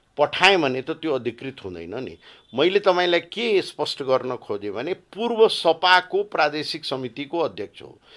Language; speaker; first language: Nepali; non-native, local second language; Bhojpuri